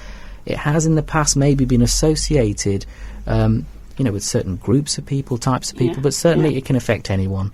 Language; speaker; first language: English; native; English